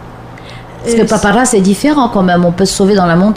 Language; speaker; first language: French; native; French